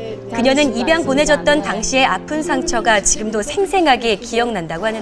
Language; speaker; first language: Korean; native; Korean